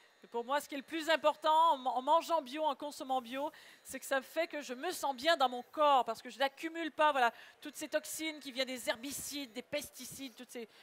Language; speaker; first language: French; native; French